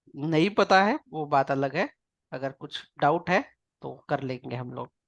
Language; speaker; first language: Hindi; non-native, local second language; Marathi